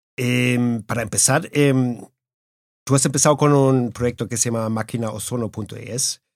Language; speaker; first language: Spanish; early bilingual, heritage; Spanish